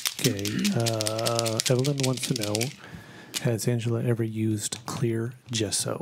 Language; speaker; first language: English; native; English